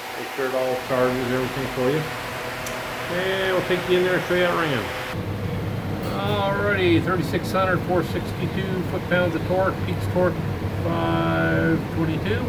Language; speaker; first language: English; native; English